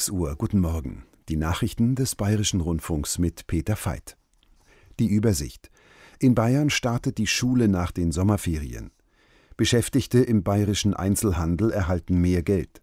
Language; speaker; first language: German; native; German